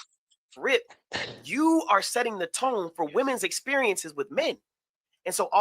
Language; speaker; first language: English; native; English